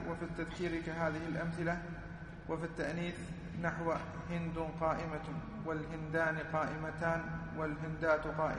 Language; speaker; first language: Arabic; native; Arabic